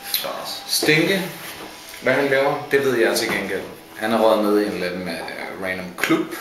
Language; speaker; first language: Danish; native; Danish